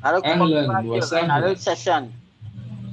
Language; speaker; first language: Arabic; non-native, fluent; English